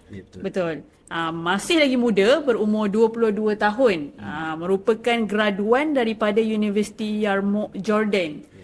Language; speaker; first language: Malay; native; Malay